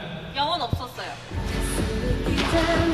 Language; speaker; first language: Korean; early bilingual, heritage; Korean